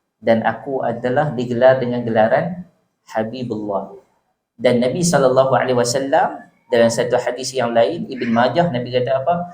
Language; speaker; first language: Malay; native; Malay